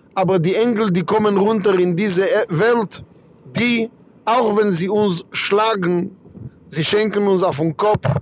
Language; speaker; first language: German; non-native, fluent; Hebrew